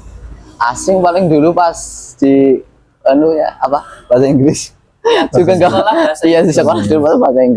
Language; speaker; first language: Indonesian; native; Indonesian